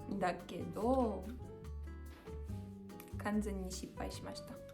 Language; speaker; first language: Japanese; non-native, learner; Georgian